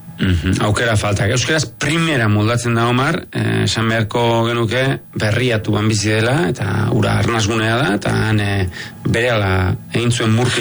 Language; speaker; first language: Basque; native; Basque